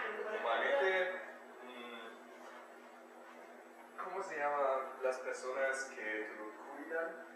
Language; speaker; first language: Spanish; non-native, learner; German